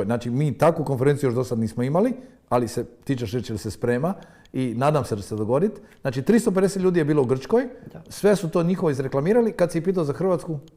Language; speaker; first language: Croatian; native; Croatian